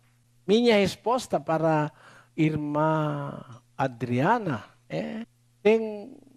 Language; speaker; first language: Portuguese; non-native, learner; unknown